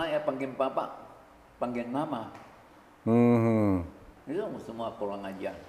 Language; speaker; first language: Indonesian; early bilingual, other home language; Min Nan Chinese